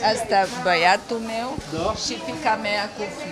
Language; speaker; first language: Romanian; non-native, local second language; Hungarian